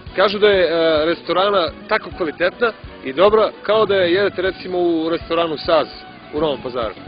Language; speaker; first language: Bosnian; native; Bosnian